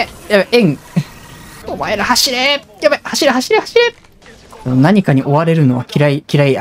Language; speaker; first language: Japanese; native; Japanese